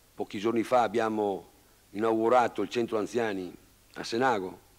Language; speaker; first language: Italian; native; Italian